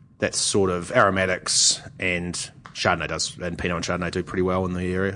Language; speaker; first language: English; native; English